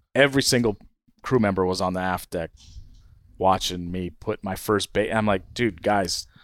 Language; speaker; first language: English; native; English